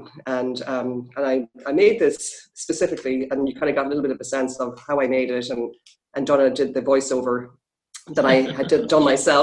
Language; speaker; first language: English; native; English